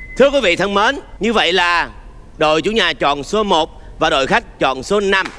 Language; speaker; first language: Vietnamese; native; Vietnamese